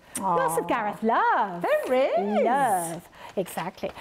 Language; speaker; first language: English; native; English